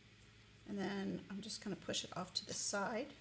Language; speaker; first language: English; native; English